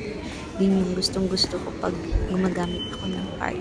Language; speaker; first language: Filipino; native; Filipino